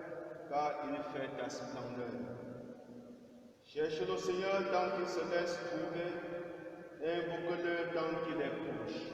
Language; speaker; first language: French; native; French